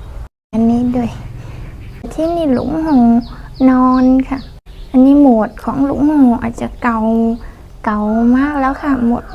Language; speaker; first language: Thai; non-native, learner; Vietnamese